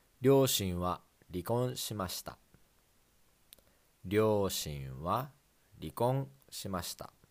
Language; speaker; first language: Japanese; non-native, fluent; English